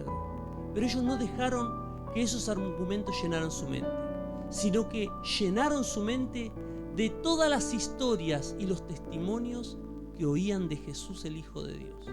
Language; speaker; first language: Spanish; native; Spanish